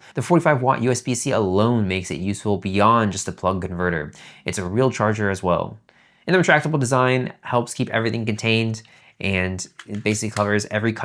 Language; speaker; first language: English; native; English